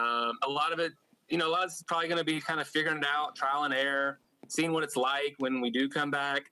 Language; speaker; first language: English; native; English